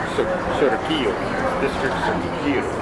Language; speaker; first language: Spanish; non-native, learner; English